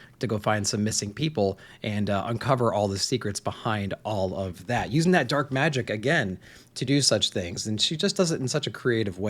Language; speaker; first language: English; native; English